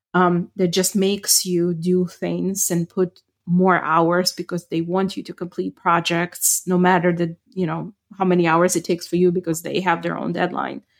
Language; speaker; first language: English; non-native, fluent; Ukrainian